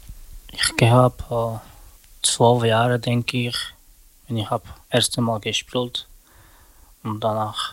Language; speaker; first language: German; non-native, learner; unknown